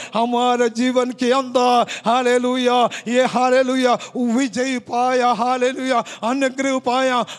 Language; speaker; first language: Hindi; non-native, local second language; Malayalam